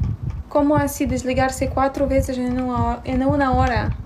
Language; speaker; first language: Spanish; non-native, learner; Ukrainian